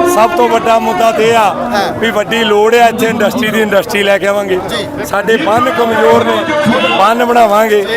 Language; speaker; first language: Punjabi; native; Punjabi